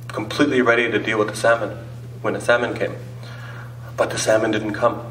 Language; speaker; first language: English; native; English